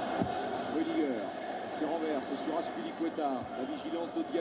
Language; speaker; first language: French; native; French